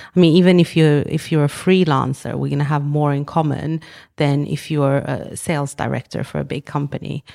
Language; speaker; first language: English; early bilingual, other home language; Romanian